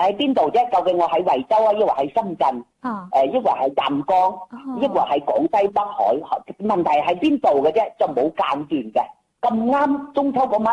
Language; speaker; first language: Cantonese; native; Cantonese